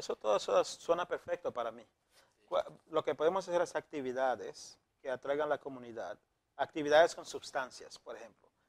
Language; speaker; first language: Spanish; native; Spanish